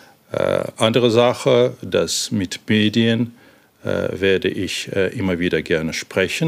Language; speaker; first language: German; non-native, fluent; Ukrainian